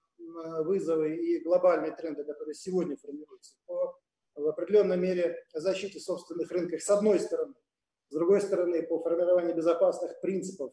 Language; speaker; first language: Russian; native; Russian